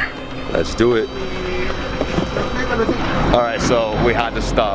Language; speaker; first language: English; native; English